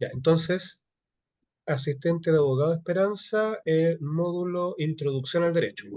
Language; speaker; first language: Spanish; native; Spanish